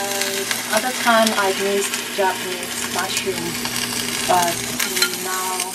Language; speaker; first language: English; non-native, fluent; Japanese